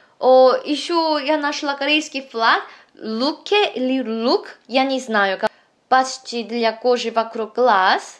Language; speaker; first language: Russian; non-native, fluent; Korean